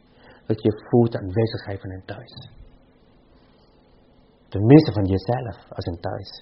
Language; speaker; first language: Dutch; non-native, fluent; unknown